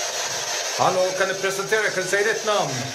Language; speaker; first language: Swedish; native; Swedish